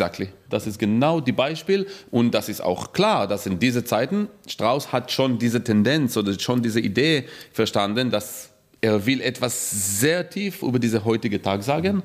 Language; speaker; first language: German; non-native, fluent; Hebrew